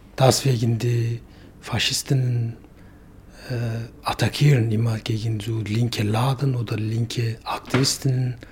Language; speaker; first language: German; non-native, learner; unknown